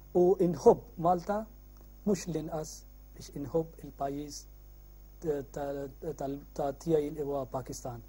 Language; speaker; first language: Maltese; non-native, learner; Urdu